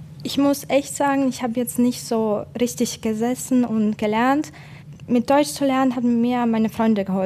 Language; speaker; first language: German; non-native, fluent; Ukrainian